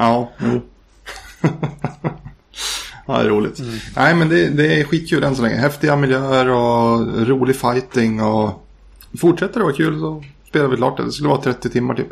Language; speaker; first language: Swedish; native; Swedish